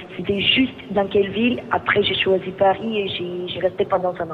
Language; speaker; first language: French; non-native, fluent; Greek